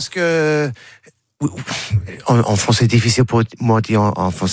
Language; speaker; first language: French; non-native, learner; English